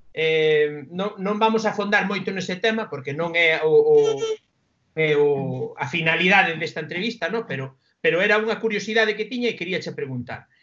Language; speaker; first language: Galician; non-native, local second language; Spanish